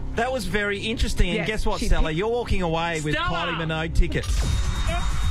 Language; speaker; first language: English; native; English